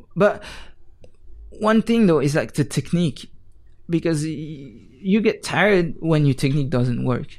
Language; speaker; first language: English; non-native, fluent; French